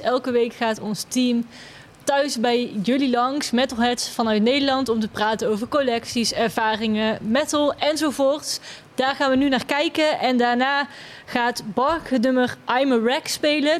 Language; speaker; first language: Dutch; native; Dutch